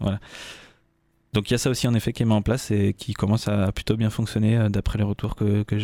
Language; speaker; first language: French; native; French